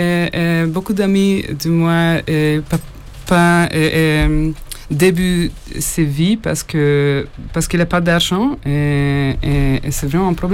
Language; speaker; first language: French; non-native, learner; Hungarian